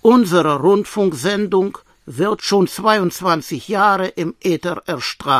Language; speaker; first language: German; non-native, learner; Russian